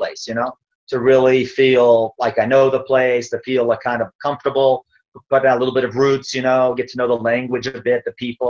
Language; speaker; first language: English; native; English